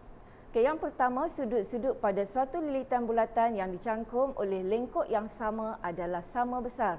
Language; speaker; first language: Malay; native; Malay